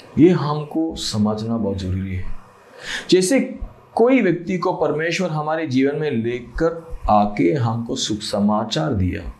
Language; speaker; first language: Hindi; non-native, local second language; Malayalam